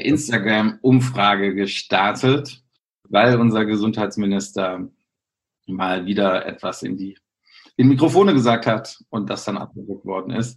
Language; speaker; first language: German; native; German